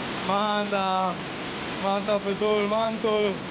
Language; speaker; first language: Indonesian; non-native, learner; Danish